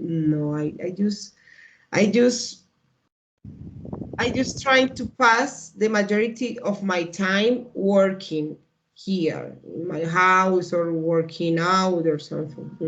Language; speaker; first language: English; non-native, learner; Spanish